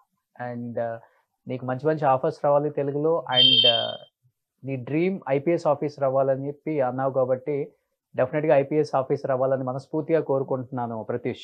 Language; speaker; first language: Telugu; native; Telugu